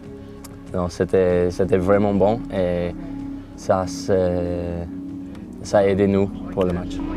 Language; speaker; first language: French; non-native, learner; English